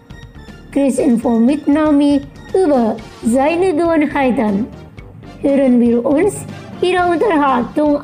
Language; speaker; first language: German; non-native, learner; Indonesian